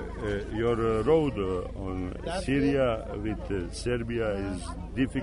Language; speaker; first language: English; non-native, learner; Serbian